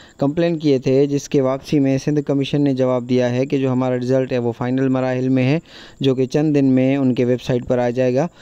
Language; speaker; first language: Urdu; non-native, local second language; Sindhi